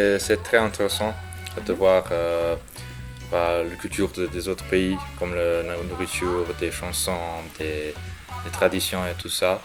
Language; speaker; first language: French; non-native, learner; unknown